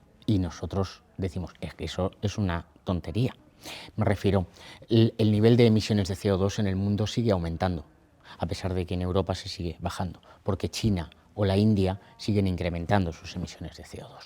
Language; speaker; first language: Spanish; native; Spanish